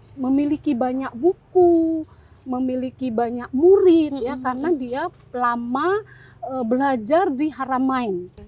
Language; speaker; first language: Indonesian; native; Indonesian